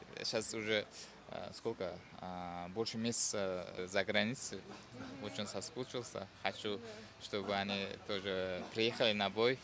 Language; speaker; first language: Russian; non-native, fluent; Uzbek